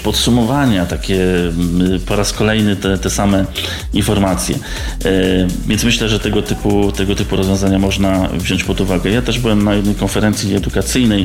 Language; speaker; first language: Polish; native; Polish